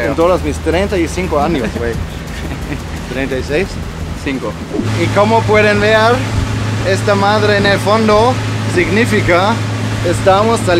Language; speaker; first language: Spanish; non-native, learner; German